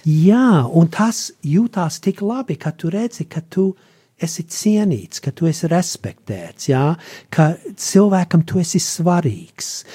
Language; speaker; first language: Latvian; early bilingual, heritage; Latvian